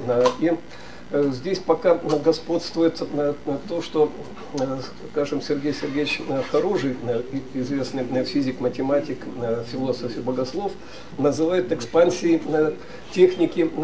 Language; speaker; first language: Russian; native; Russian